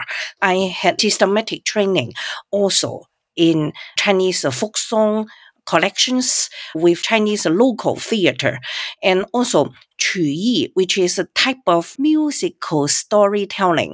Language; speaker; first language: English; non-native, fluent; Cantonese